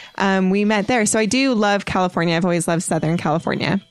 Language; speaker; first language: English; native; English